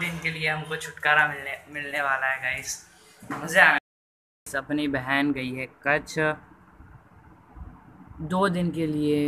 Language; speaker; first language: Hindi; native; Hindi